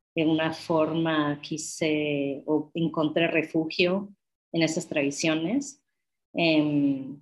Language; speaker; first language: Spanish; non-native, fluent; English